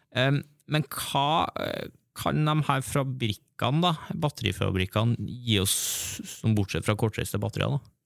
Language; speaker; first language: Norwegian; native; Norwegian